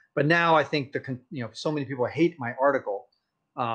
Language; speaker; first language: English; native; English